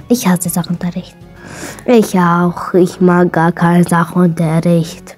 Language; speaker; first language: German; non-native, learner; Arabic